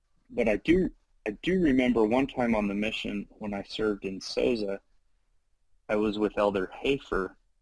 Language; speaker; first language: English; native; English